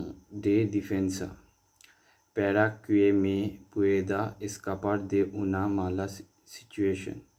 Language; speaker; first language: Spanish; non-native, learner; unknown